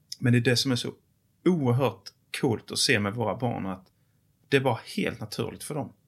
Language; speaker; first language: Swedish; native; Swedish